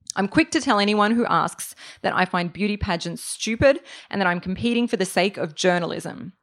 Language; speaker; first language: English; native; English